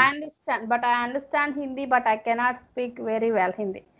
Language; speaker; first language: English; non-native, learner; Telugu